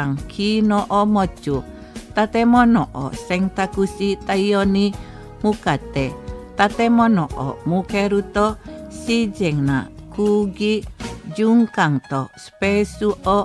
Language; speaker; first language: Japanese; non-native, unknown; Indonesian